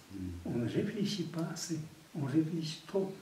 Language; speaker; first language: French; non-native, fluent; Tibetan